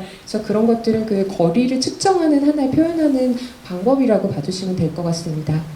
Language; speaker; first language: Korean; native; Korean